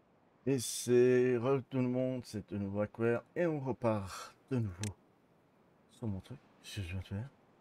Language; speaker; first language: French; native; French